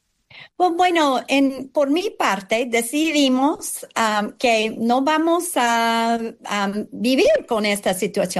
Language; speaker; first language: Spanish; non-native, fluent; English